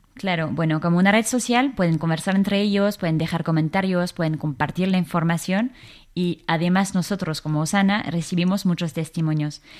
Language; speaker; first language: Spanish; non-native, fluent; French